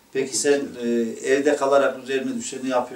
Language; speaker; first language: Turkish; native; Turkish